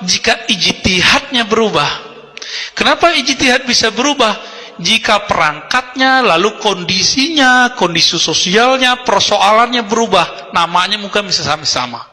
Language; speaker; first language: Indonesian; native; Indonesian